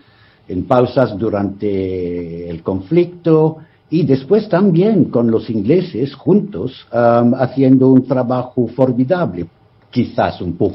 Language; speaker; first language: Spanish; non-native, fluent; English